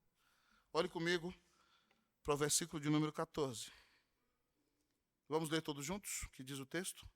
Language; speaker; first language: Portuguese; native; Portuguese